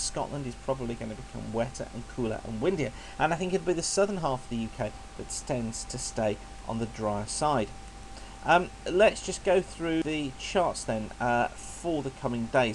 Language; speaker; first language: English; native; English